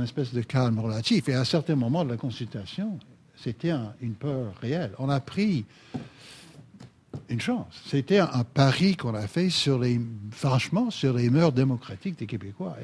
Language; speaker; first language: French; native; French